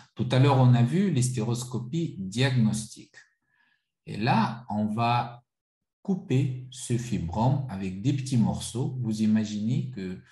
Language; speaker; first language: French; non-native, local second language; Arabic